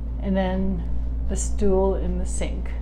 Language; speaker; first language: English; native; English